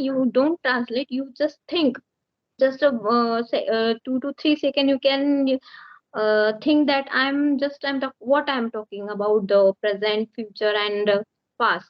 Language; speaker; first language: English; non-native, learner; Marathi